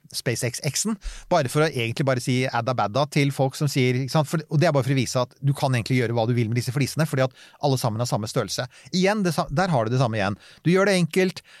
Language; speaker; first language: Norwegian; native; Norwegian